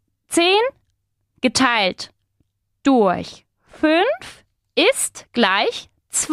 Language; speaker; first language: German; non-native, fluent; Spanish